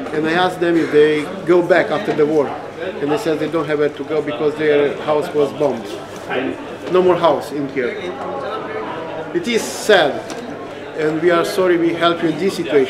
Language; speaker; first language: English; non-native, learner; Romanian